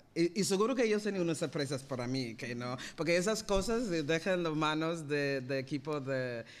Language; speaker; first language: Spanish; non-native, fluent; English